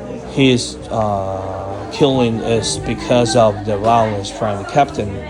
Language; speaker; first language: English; non-native, fluent; Chinese